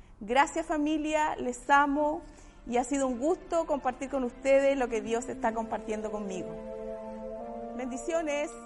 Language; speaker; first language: Spanish; native; Spanish